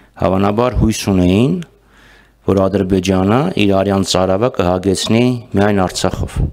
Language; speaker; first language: Armenian; native; Armenian